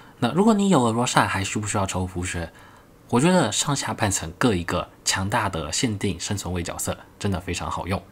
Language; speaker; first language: Chinese; native; Chinese